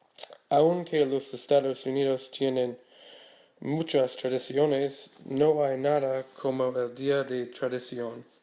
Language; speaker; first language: Spanish; non-native, learner; English